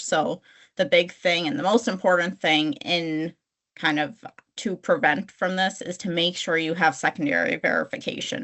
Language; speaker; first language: English; native; English